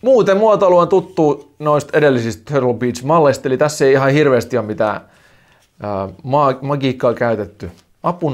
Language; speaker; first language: Finnish; native; Finnish